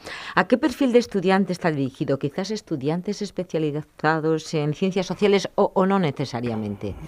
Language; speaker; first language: Spanish; native; Spanish